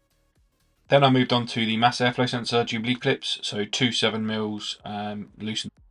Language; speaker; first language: English; native; English